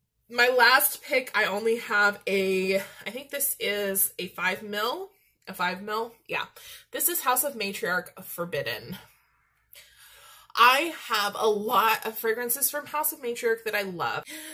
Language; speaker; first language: English; native; English